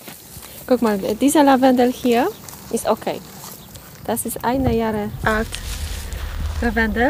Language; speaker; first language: German; non-native, learner; Polish